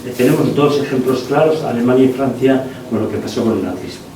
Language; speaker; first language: Spanish; non-native, local second language; Basque